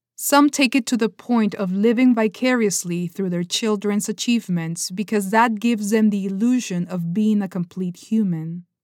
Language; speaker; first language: English; non-native, fluent; Spanish